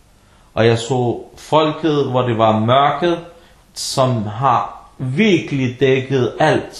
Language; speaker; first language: Danish; early bilingual, other home language; Arabic